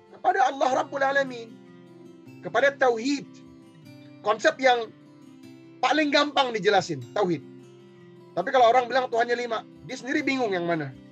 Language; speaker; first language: Indonesian; native; Indonesian